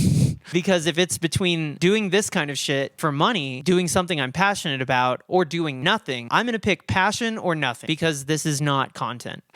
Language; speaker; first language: English; native; English